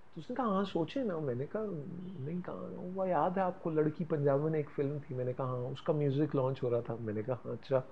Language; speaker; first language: Urdu; non-native, local second language; Punjabi